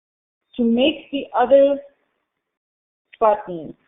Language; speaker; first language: English; non-native, fluent; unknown